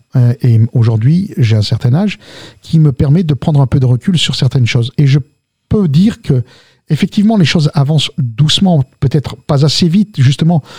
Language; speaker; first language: French; early bilingual, other home language; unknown